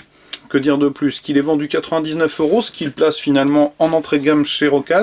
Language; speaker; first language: French; native; French